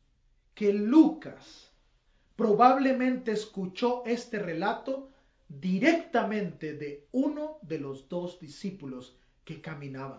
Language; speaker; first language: Spanish; native; Spanish